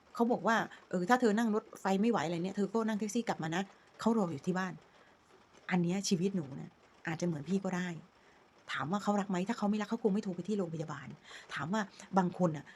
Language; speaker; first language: Thai; native; Thai